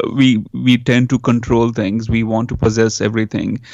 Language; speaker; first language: English; non-native, local second language; Hindi